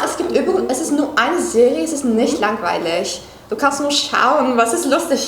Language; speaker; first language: German; non-native, learner; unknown